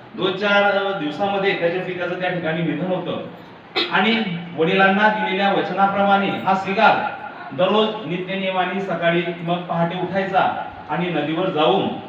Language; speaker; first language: Marathi; native; Marathi